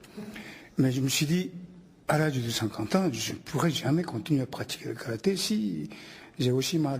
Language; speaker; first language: French; non-native, fluent; Japanese